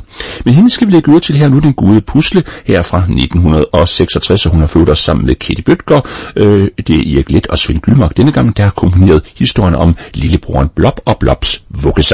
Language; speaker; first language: Danish; native; Danish